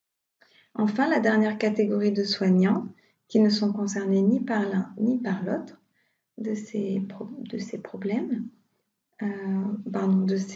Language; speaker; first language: French; native; French